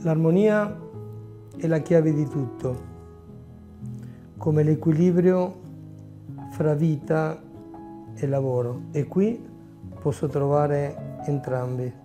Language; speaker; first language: Italian; non-native, local second language; Spanish